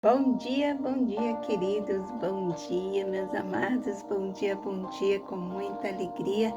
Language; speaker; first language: Portuguese; native; Portuguese